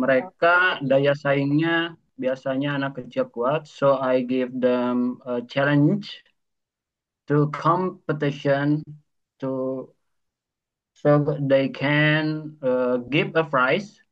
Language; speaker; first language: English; non-native, learner; Indonesian